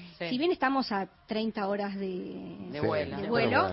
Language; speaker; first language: Spanish; native; Spanish